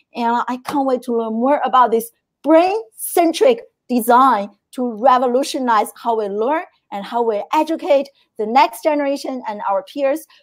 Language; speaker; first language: English; non-native, fluent; Chinese